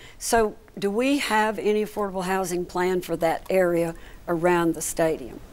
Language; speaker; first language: English; native; English